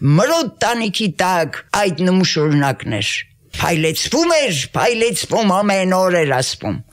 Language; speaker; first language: Armenian; native; Armenian